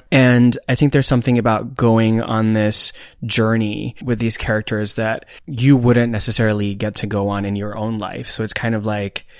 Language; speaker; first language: English; non-native, local second language; Hindi